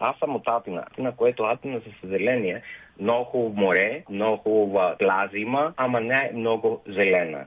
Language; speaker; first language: Bulgarian; non-native, fluent; Greek